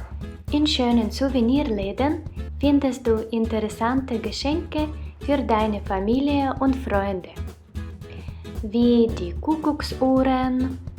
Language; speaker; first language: German; non-native, fluent; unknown